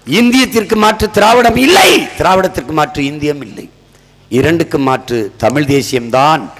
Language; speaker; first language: Tamil; native; Tamil